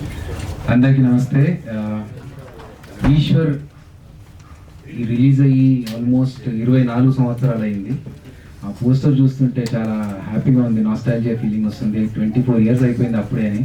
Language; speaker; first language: Telugu; native; Telugu